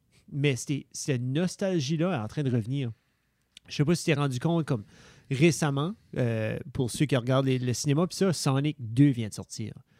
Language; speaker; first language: French; native; French